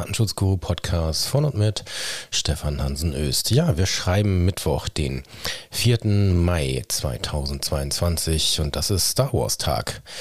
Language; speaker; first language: German; native; German